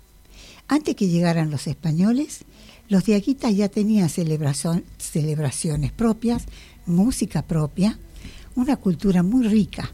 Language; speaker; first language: Spanish; native; Spanish